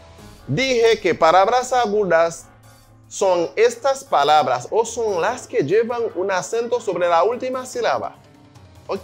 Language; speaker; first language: Spanish; non-native, fluent; Haitian Creole